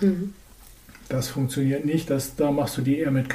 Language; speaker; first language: German; native; German